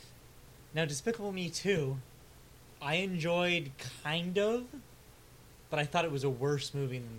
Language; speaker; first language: English; native; English